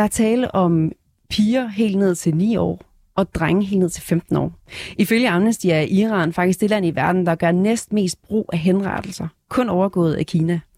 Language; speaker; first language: Danish; native; Danish